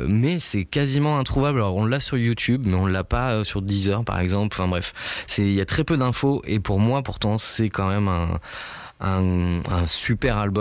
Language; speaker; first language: French; native; French